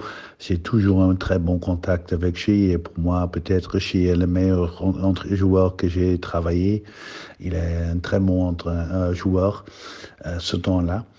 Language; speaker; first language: French; non-native, fluent; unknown